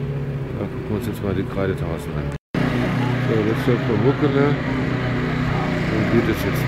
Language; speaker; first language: German; native; German